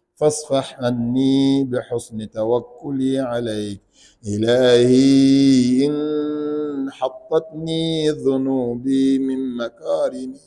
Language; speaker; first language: Arabic; non-native, fluent; Ganda